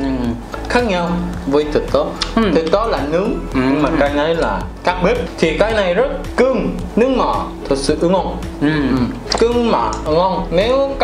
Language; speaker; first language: Vietnamese; non-native, learner; Korean